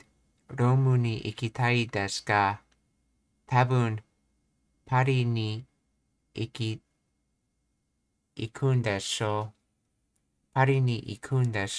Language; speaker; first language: Japanese; non-native, learner; English